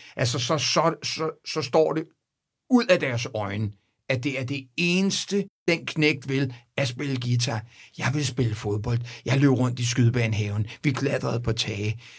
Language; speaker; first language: Danish; native; Danish